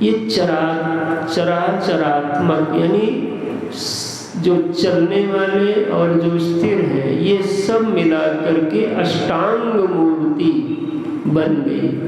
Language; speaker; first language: Hindi; native; Hindi